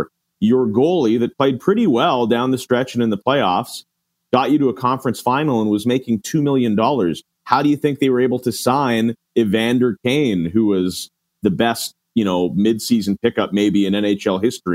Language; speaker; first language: English; native; English